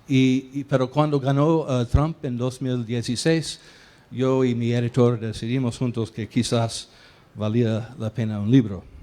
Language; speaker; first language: Spanish; non-native, fluent; English